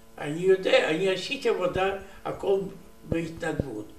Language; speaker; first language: Hebrew; non-native, learner; Romanian